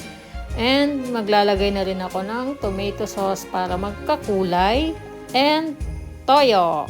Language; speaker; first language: Filipino; native; Filipino